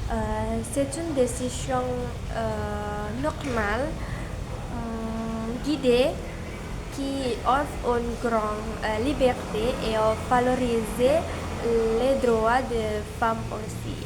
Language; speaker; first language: French; non-native, learner; Indonesian